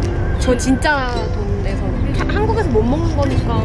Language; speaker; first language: Korean; native; Korean